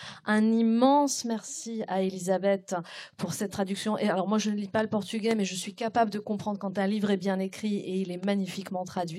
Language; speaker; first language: French; native; French